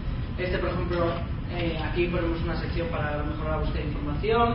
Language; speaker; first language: Spanish; native; Spanish